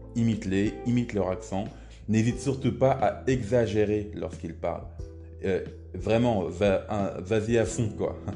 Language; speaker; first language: French; native; French